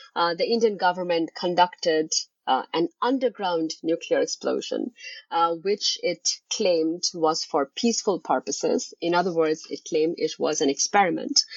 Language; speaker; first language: English; non-native, local second language; Bangla